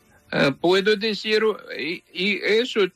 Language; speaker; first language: Spanish; non-native, fluent; Ukrainian